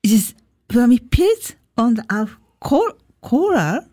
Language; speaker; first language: German; non-native, learner; Japanese